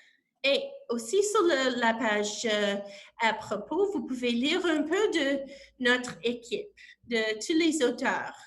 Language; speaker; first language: French; non-native, local second language; English